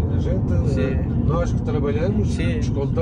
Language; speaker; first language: Portuguese; native; Portuguese